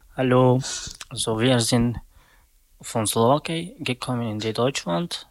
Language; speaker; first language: German; non-native, learner; Slovak